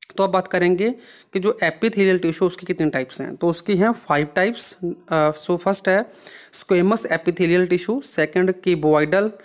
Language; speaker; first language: Hindi; non-native, local second language; Punjabi